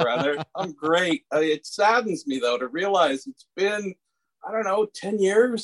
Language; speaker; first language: English; native; English